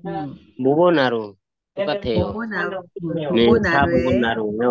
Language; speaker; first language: Korean; non-native, learner; Tetum